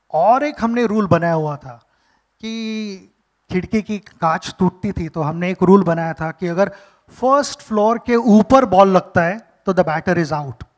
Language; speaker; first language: Hindi; non-native, local second language; Marathi